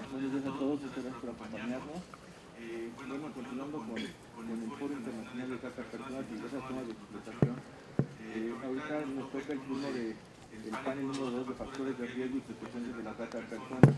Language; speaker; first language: Spanish; native; Spanish